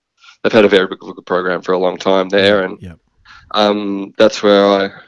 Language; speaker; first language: English; native; English